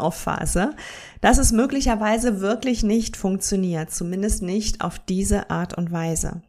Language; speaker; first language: German; native; German